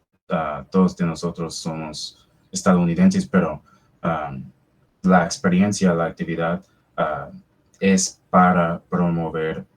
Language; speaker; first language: Spanish; non-native, fluent; English